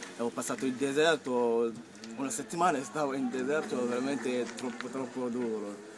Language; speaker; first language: Italian; non-native, learner; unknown